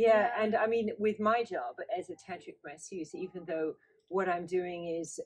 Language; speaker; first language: English; native; English